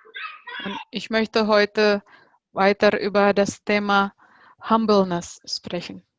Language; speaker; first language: German; non-native, fluent; Indonesian